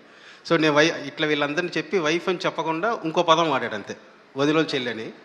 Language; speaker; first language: Telugu; native; Telugu